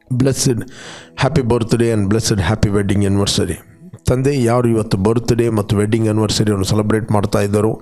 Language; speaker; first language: Kannada; non-native, local second language; Konkani